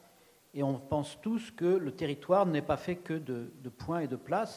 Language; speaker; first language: French; native; French